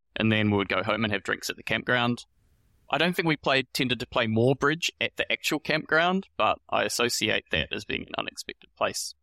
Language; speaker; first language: English; native; English